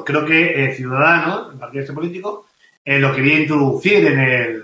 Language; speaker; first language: Spanish; native; Spanish